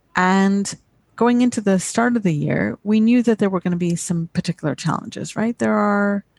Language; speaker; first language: English; native; English